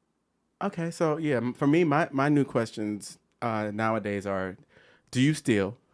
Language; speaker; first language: English; native; English